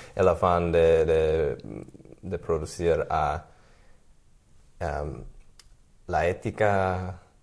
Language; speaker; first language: Spanish; non-native, fluent; English